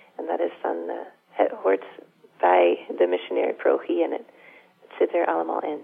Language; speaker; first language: Dutch; non-native, fluent; English